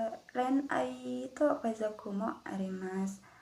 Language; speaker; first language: Japanese; non-native, learner; Indonesian